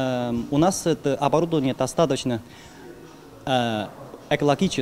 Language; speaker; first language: Russian; non-native, learner; Chinese